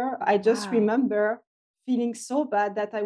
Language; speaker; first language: English; non-native, fluent; French